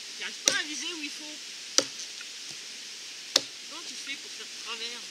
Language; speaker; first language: French; native; French